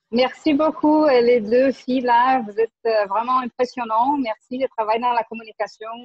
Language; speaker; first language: French; non-native, learner; Portuguese